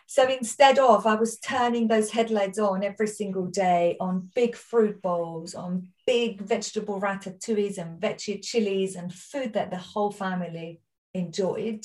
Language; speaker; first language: English; non-native, fluent; German